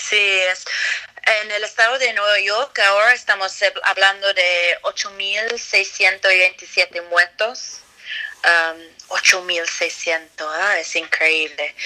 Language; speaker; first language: Spanish; non-native, fluent; English